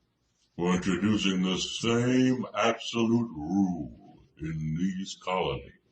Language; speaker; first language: English; native; English